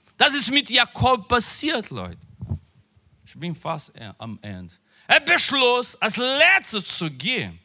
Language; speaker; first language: German; non-native, learner; Portuguese